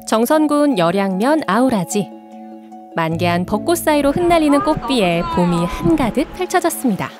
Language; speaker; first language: Korean; native; Korean